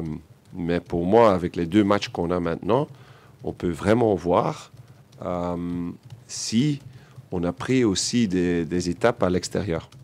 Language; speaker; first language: French; non-native, local second language; Dutch